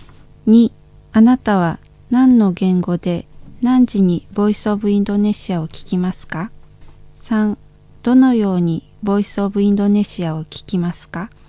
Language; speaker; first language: Japanese; non-native, fluent; Indonesian